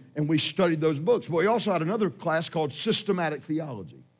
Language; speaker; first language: English; native; English